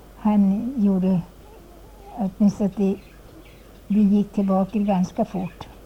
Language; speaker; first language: Swedish; native; Swedish